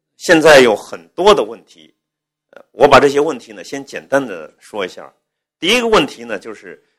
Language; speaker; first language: Chinese; native; Chinese